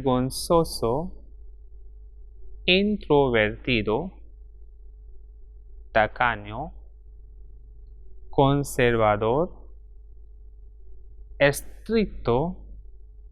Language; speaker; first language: Spanish; non-native, fluent; Hindi